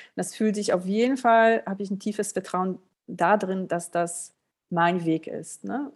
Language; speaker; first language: German; early bilingual, other home language; Polish